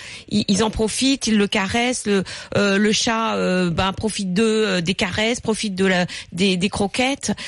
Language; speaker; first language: French; native; French